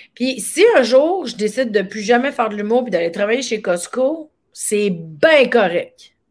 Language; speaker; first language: French; native; French